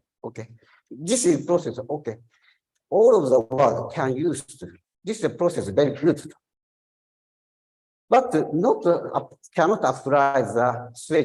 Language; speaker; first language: English; non-native, learner; Japanese